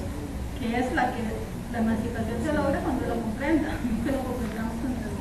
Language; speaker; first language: Spanish; native; Spanish